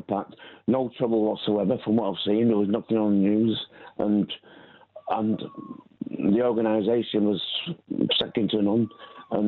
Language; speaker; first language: English; native; English